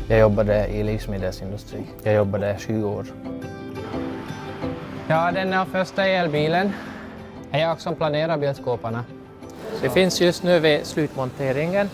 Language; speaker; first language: Swedish; non-native, fluent; Hungarian